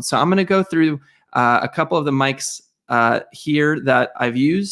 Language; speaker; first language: English; native; English